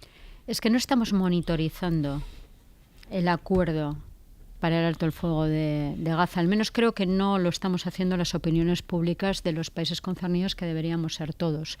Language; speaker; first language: Spanish; native; Spanish